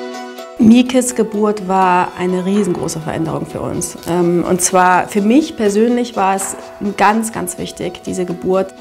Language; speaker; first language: German; native; German